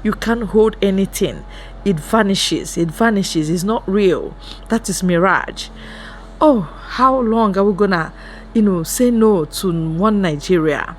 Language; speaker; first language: English; non-native, local second language; Igbo